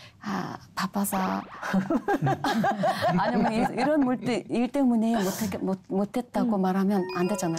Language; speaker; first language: Korean; non-native, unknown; Mongolian